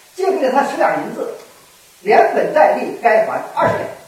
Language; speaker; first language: Chinese; native; Chinese